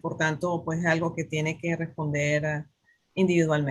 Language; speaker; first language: Spanish; native; Spanish